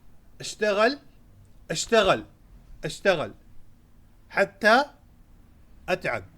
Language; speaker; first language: Arabic; non-native, fluent; Urdu